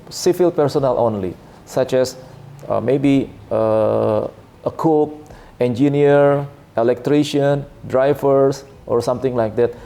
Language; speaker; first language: English; non-native, learner; Indonesian